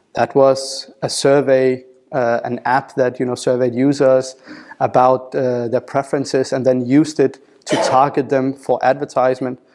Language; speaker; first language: English; non-native, fluent; Danish